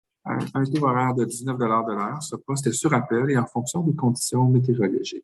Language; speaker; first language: French; native; French